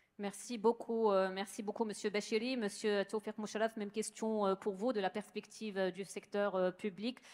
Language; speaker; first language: French; non-native, local second language; Arabic